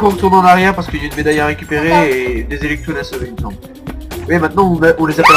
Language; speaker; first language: French; native; French